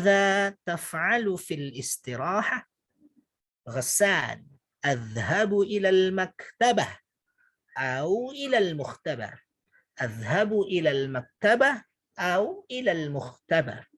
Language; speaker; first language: Arabic; non-native, fluent; Indonesian